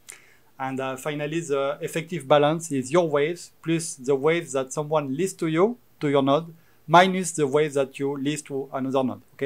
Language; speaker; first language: English; non-native, fluent; French